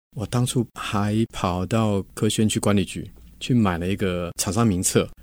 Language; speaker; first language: Chinese; native; Chinese